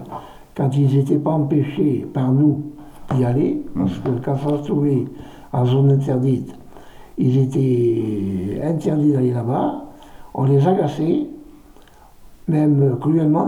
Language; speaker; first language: French; native; French